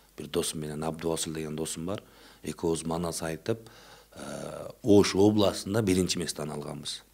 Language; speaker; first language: Kyrgyz; non-native, local second language; Uzbek